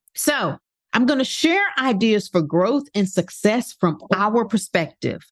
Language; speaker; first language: English; native; English